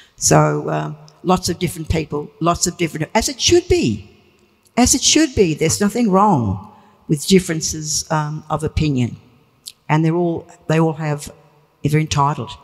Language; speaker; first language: English; native; English